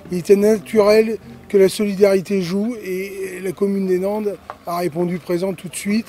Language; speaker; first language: French; native; French